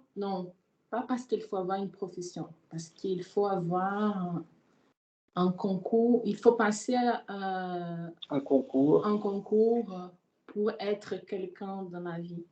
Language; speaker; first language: French; non-native, fluent; Portuguese